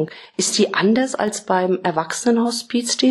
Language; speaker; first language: German; native; German